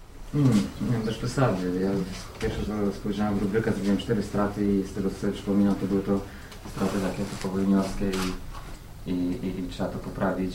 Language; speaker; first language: Polish; native; Polish